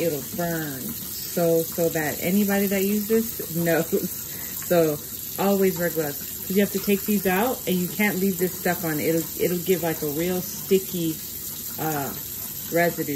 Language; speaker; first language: English; native; English